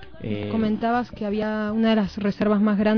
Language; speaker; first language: Spanish; native; Spanish